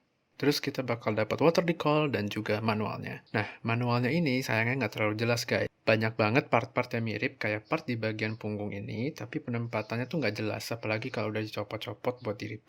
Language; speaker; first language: Indonesian; native; Indonesian